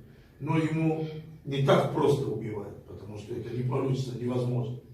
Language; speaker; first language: Russian; non-native, fluent; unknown